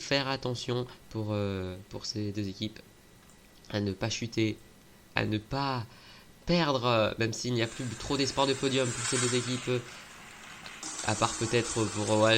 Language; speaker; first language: French; native; French